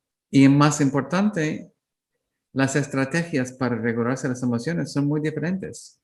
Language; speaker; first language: Spanish; non-native, learner; English